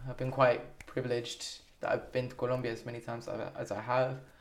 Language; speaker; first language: English; native; English